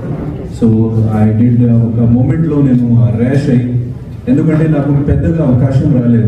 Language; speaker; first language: Telugu; non-native, fluent; Hindi